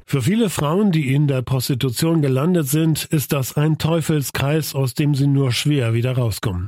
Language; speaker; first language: German; native; German